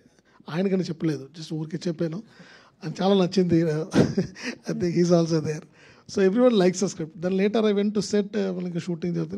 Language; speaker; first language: Telugu; non-native, learner; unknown